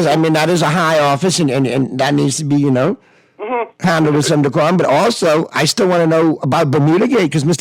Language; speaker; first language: English; native; English